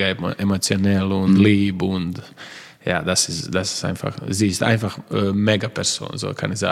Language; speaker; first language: German; non-native, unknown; Croatian